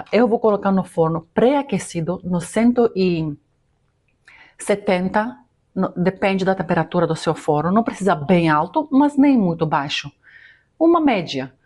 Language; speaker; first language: Portuguese; non-native, fluent; Greek